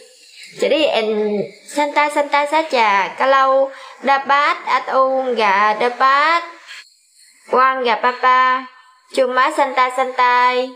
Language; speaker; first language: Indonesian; non-native, learner; Vietnamese